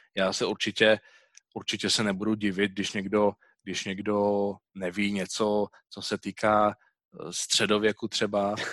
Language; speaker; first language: Czech; native; Czech